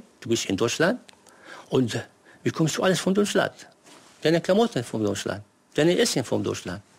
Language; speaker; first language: German; non-native, learner; Arabic